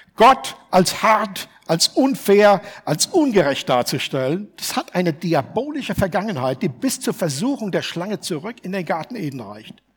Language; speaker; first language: German; native; German